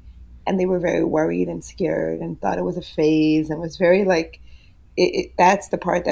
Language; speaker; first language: English; early bilingual, other home language; Yiddish